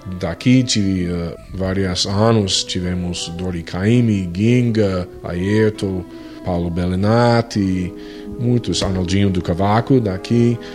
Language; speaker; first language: Portuguese; non-native, fluent; English